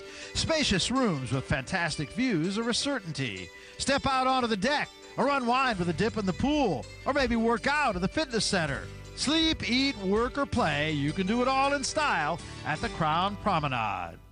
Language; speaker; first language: English; native; English